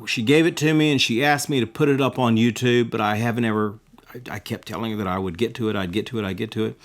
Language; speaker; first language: English; native; English